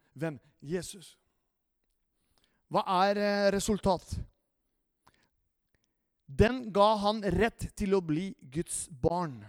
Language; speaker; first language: Norwegian; non-native, fluent; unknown